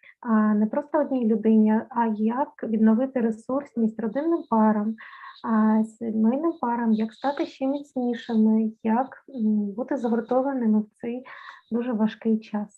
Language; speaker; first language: Ukrainian; native; Ukrainian